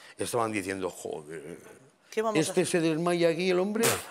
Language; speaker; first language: Spanish; native; Spanish